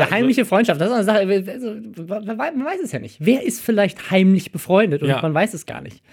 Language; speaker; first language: German; native; German